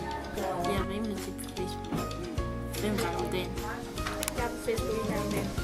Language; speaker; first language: Danish; native; Danish